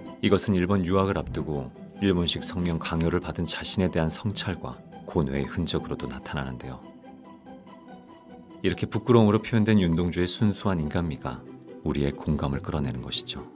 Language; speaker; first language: Korean; native; Korean